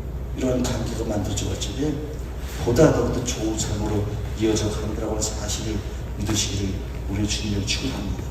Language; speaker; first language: Korean; native; Korean